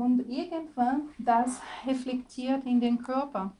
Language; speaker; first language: German; non-native, learner; Portuguese